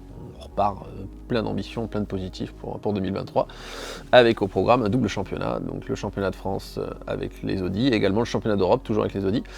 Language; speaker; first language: French; native; French